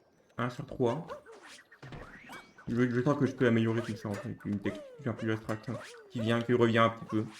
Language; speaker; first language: French; native; French